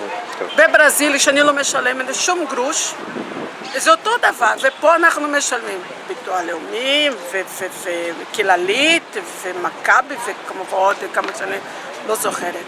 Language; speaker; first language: Hebrew; non-native, fluent; Portuguese